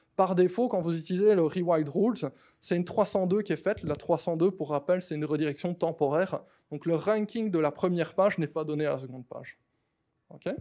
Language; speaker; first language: French; native; French